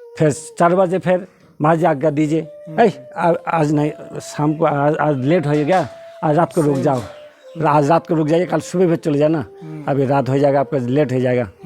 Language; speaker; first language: Hindi; non-native, local second language; Bangla